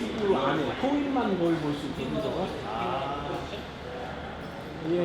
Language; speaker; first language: Korean; native; Korean